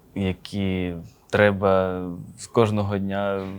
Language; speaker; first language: Ukrainian; native; Ukrainian